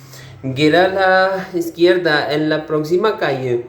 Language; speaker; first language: Spanish; non-native, learner; Urdu